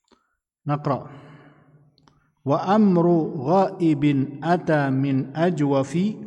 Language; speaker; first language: Arabic; non-native, fluent; Indonesian